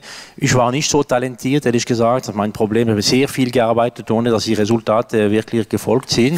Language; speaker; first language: German; non-native, local second language; French